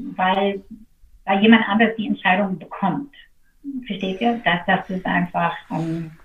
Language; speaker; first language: German; non-native, fluent; English